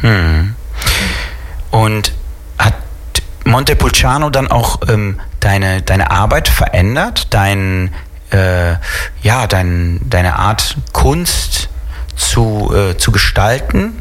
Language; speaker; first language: German; native; German